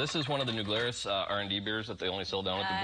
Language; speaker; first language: English; native; English